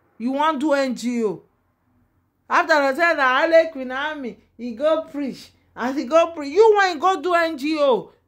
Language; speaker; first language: Nigerian Pidgin; non-native, local second language; Yoruba